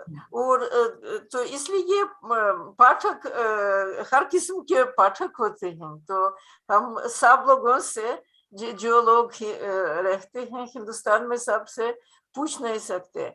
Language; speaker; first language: Hindi; non-native, fluent; Russian